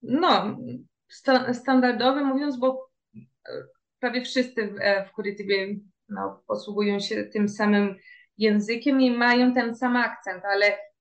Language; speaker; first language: Polish; early bilingual, heritage; Portuguese